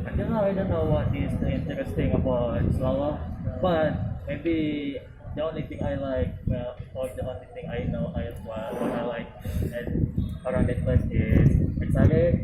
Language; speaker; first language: English; non-native, learner; Indonesian